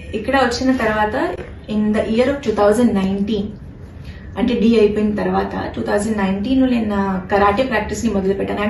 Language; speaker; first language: Telugu; non-native, fluent; Hindi